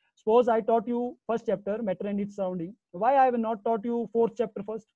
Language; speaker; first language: English; non-native, local second language; Hindi